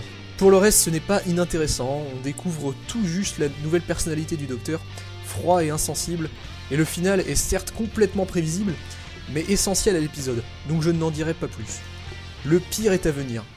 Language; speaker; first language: French; native; French